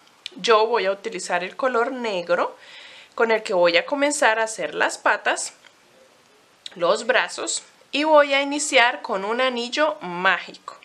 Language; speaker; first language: Spanish; native; Spanish